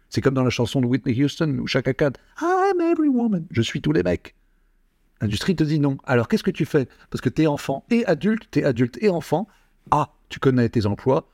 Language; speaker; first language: French; native; French